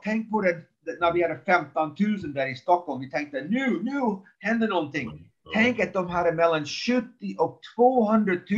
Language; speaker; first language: Swedish; non-native, fluent; English